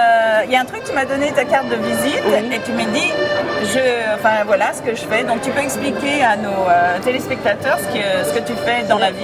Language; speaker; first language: French; native; French